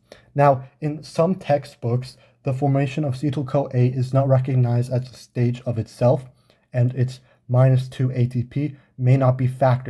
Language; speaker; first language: English; native; English